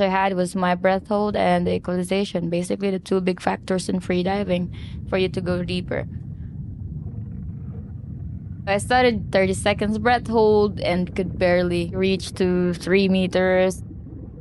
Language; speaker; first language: English; non-native, local second language; Cebuano